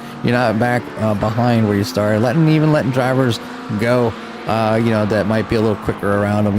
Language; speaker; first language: English; native; English